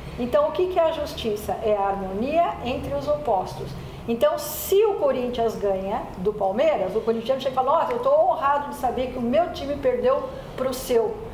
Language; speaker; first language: Portuguese; native; Portuguese